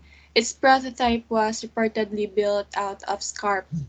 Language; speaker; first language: English; non-native, local second language; Filipino